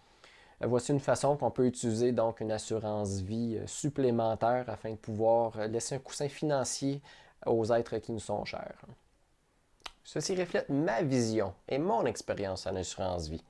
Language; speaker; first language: French; native; French